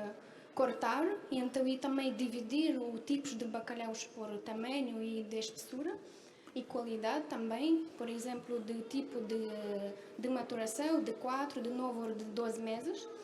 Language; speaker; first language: Portuguese; non-native, fluent; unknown